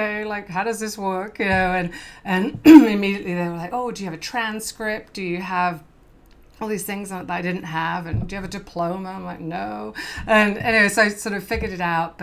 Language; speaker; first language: English; native; English